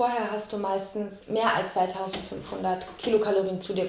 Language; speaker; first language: German; native; German